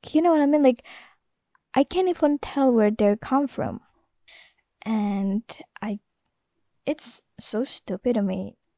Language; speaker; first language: English; non-native, learner; Indonesian